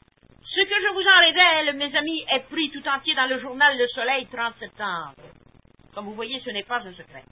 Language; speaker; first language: French; native; French